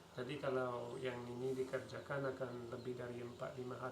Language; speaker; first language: Indonesian; non-native, fluent; English